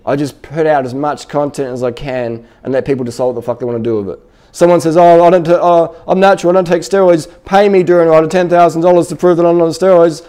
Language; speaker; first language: English; native; English